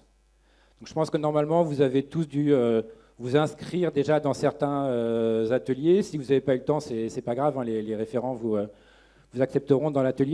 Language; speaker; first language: French; native; French